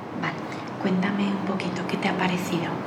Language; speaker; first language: Spanish; native; Spanish